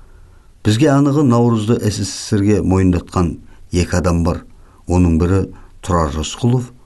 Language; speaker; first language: Kazakh; native; Kazakh